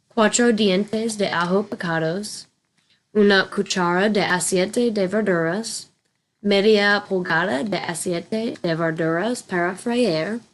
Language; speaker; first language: Spanish; non-native, learner; English